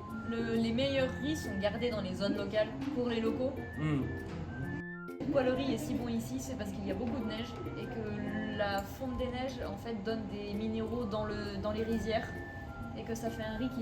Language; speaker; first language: French; native; French